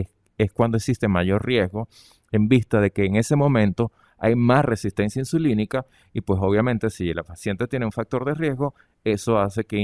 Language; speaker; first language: Spanish; native; Spanish